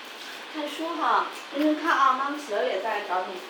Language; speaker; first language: Chinese; native; Chinese